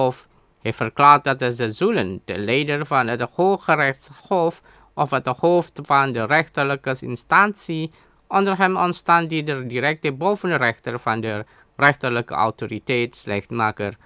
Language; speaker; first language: Dutch; non-native, learner; Indonesian